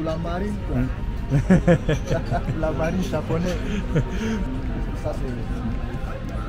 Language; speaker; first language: French; native; French